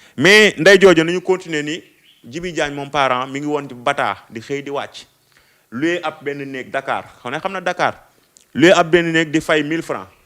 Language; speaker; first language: Wolof; native; Wolof